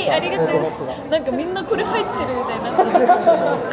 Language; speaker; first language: Japanese; native; Japanese